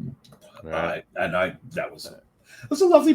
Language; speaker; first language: English; native; English